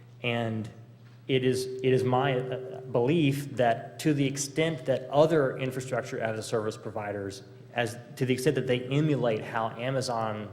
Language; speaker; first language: English; native; English